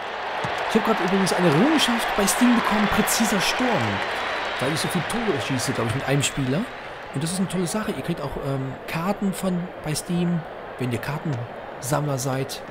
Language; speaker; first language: German; native; German